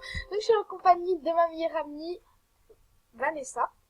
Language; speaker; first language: French; native; French